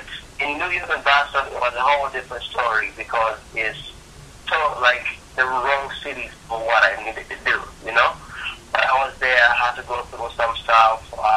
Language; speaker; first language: English; non-native, local second language; Ganda